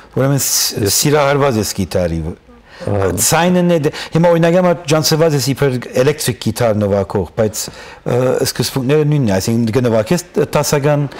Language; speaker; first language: Armenian; native; Armenian